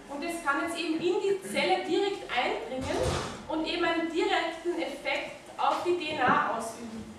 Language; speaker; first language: German; native; German